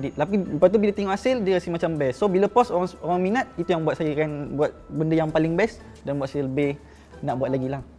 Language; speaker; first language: Malay; native; Malay